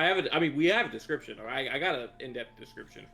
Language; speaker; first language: English; native; English